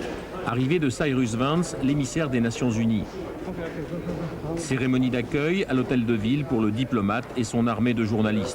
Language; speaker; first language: French; native; French